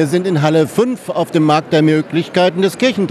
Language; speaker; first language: German; native; German